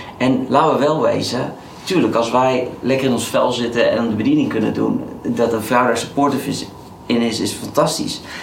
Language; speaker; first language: Dutch; native; Dutch